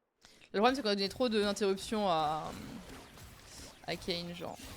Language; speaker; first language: French; native; French